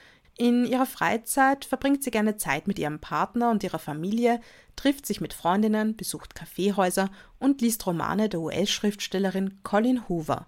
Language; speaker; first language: German; native; German